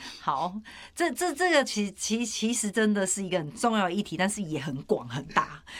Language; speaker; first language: Chinese; native; Chinese